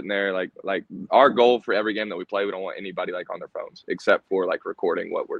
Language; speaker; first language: English; native; English